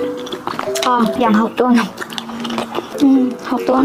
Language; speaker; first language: Chinese; non-native, learner; Korean